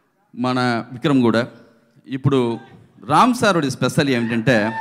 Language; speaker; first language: Telugu; non-native, learner; Tamil